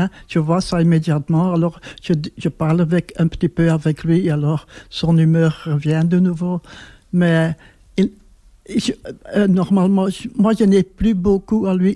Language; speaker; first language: French; non-native, local second language; Dutch